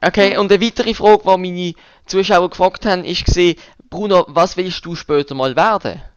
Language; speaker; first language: German; native; German